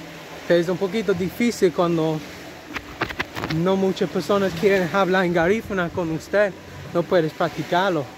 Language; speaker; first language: Spanish; non-native, learner; English